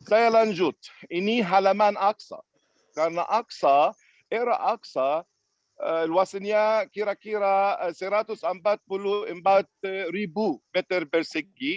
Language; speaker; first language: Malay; non-native, fluent; Arabic